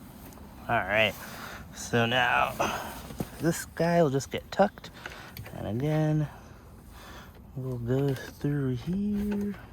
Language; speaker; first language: English; native; English